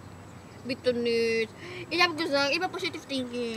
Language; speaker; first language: German; non-native, learner; Indonesian